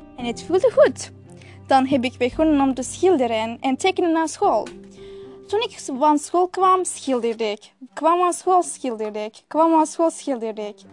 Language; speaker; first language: Dutch; non-native, learner; Turkish